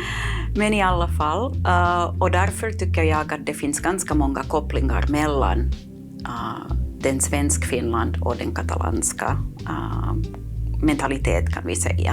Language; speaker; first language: Swedish; non-native, fluent; Catalan